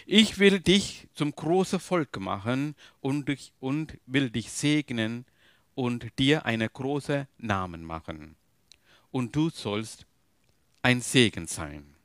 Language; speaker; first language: German; non-native, learner; Tamil